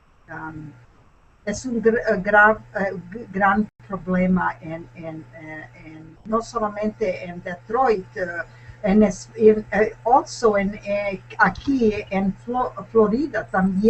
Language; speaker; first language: Spanish; non-native, learner; English